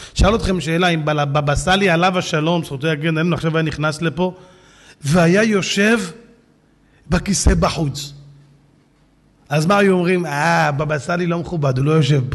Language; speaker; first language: Hebrew; native; Hebrew